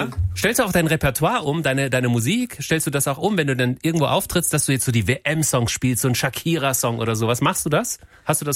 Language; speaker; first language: German; native; German